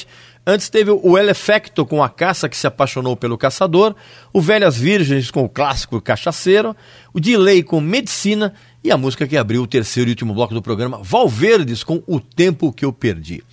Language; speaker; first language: Portuguese; native; Portuguese